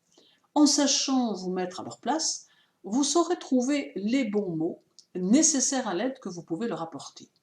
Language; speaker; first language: French; native; French